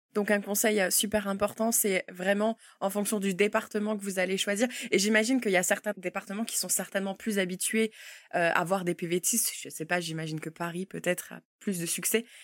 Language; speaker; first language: French; native; French